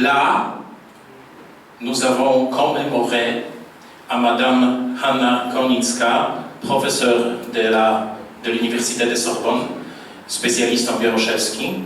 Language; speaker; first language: French; non-native, fluent; Polish